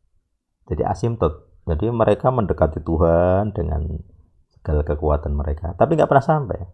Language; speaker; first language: Indonesian; native; Indonesian